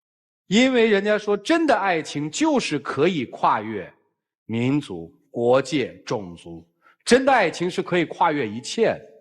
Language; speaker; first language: Chinese; native; Chinese